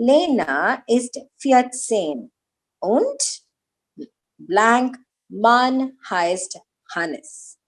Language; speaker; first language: German; non-native, learner; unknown